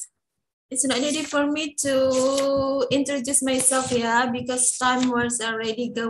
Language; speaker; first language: English; non-native, fluent; Indonesian